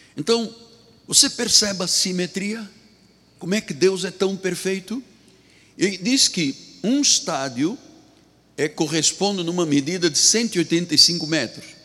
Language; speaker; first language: Portuguese; native; Portuguese